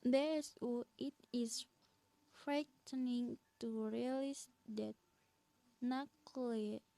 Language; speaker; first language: English; non-native, learner; Indonesian